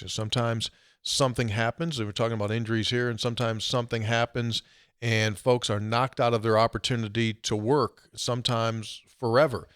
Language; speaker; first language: English; native; English